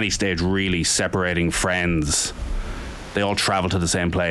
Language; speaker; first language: English; native; English